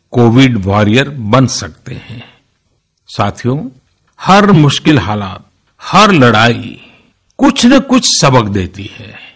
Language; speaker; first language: Hindi; non-native, local second language; Gujarati